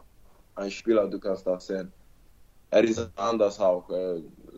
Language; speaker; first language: German; non-native, learner; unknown